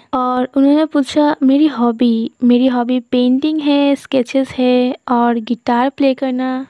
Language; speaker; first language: Hindi; non-native, local second language; Bangla